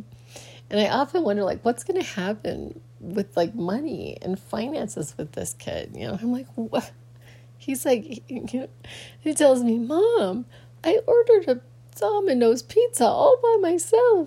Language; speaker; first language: English; native; English